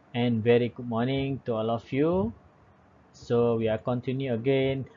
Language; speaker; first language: English; non-native, local second language; Malay